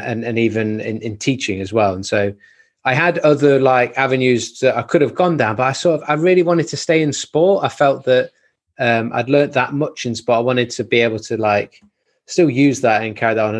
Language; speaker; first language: English; native; English